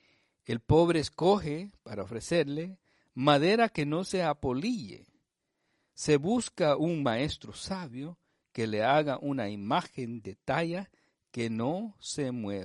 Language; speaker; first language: Spanish; native; Spanish